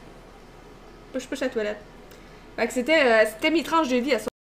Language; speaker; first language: French; native; French